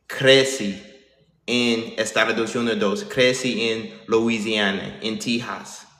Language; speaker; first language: Spanish; non-native, learner; English